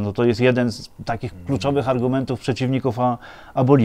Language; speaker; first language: Polish; native; Polish